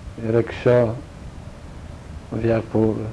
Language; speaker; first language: French; non-native, learner; Polish